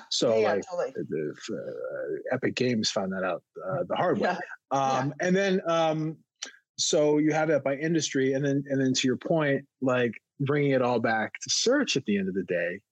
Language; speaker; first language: English; native; English